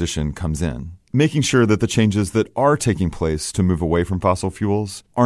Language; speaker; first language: English; native; English